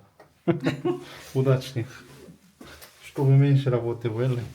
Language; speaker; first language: Russian; non-native, learner; Korean